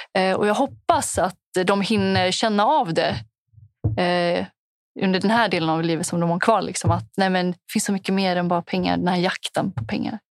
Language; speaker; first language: Swedish; early bilingual, other home language; Punjabi